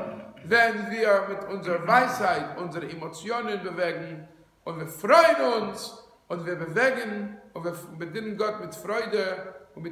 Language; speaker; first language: German; non-native, fluent; English